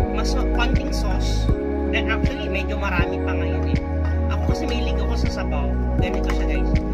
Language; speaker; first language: Filipino; non-native, local second language; Kinaray-a